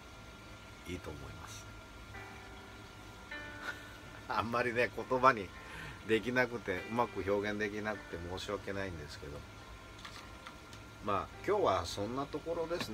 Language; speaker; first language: Japanese; native; Japanese